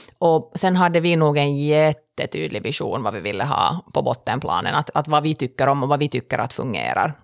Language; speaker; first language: Swedish; native; Swedish